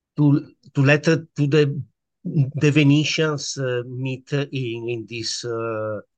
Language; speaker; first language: English; non-native, learner; Italian